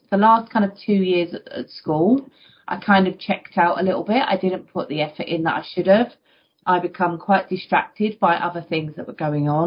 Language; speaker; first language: English; native; English